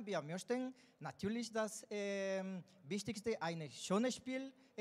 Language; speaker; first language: German; non-native, learner; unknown